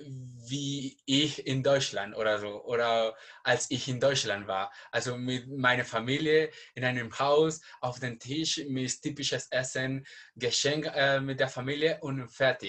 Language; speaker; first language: German; non-native, learner; Spanish